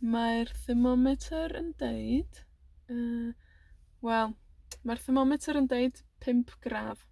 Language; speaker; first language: Welsh; native; Welsh